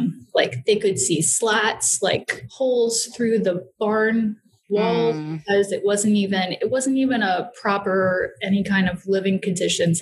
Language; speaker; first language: English; native; English